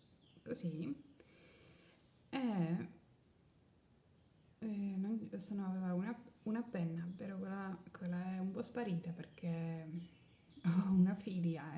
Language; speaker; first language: Italian; non-native, learner; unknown